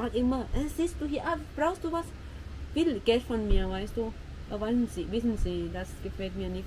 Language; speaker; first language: German; non-native, learner; Thai